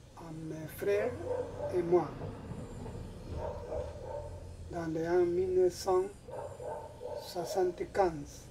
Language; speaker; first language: French; non-native, learner; Spanish